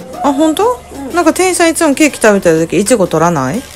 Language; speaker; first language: Japanese; native; Japanese